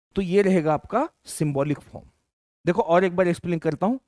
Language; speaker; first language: Hindi; non-native, local second language; Marathi